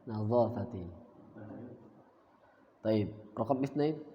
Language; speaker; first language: Arabic; non-native, fluent; Indonesian